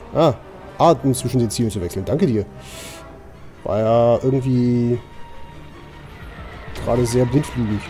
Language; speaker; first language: German; native; German